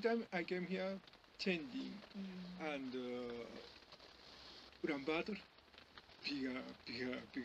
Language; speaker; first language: English; non-native, learner; Japanese